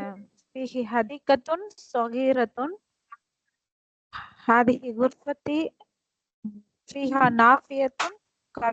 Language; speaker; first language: Arabic; non-native, learner; Tamil